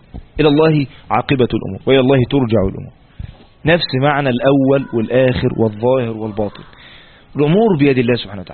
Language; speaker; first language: Arabic; native; Arabic